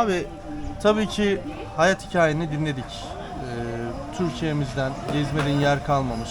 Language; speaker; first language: Turkish; native; Turkish